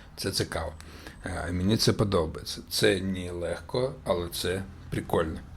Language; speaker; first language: Ukrainian; non-native, local second language; Russian